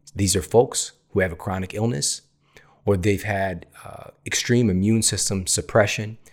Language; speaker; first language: English; native; English